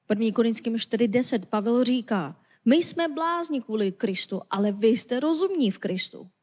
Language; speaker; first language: Czech; non-native, fluent; Korean